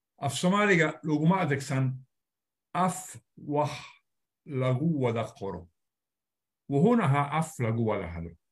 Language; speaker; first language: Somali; non-native, fluent; Italian